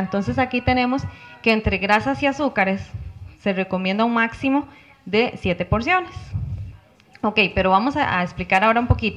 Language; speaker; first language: Spanish; native; Spanish